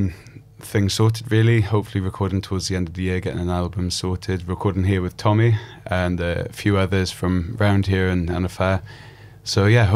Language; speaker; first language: English; native; English